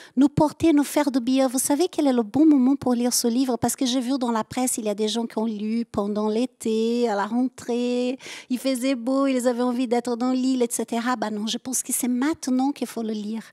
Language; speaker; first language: French; native; French